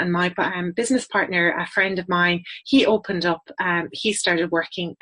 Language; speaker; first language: English; native; English